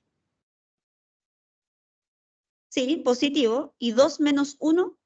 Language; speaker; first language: Spanish; native; Spanish